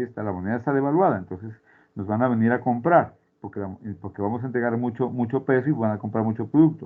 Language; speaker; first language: Spanish; native; Spanish